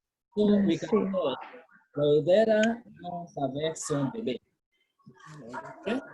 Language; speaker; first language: French; non-native, fluent; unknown